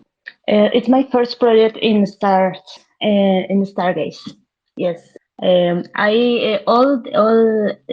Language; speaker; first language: English; non-native, learner; Spanish